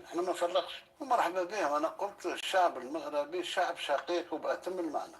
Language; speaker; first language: Arabic; native; Arabic